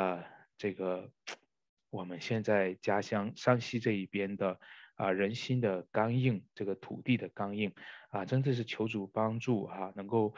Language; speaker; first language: Chinese; native; Chinese